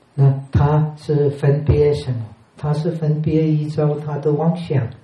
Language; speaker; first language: Chinese; non-native, fluent; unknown